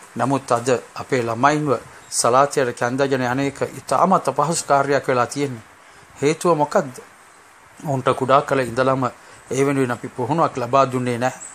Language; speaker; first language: Sinhala; non-native, local second language; Tamil